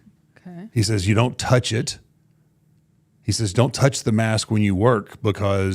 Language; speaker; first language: English; native; English